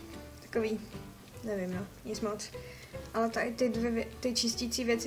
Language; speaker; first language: Czech; native; Czech